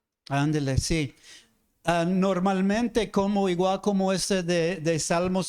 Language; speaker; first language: Spanish; non-native, fluent; English